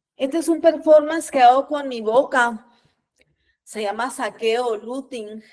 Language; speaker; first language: Spanish; native; Spanish